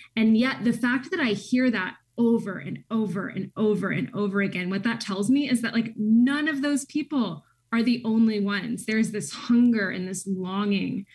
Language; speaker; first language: English; native; English